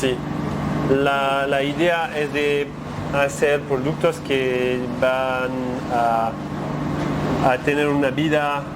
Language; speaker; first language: Spanish; non-native, learner; French